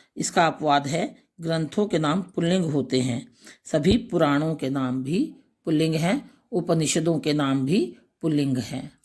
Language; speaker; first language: Hindi; native; Hindi